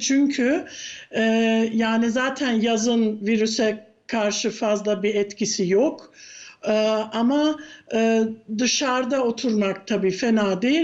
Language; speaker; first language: Turkish; early bilingual, heritage; Turkish